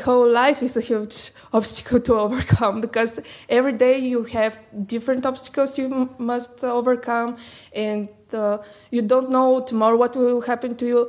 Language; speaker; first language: English; non-native, learner; Bulgarian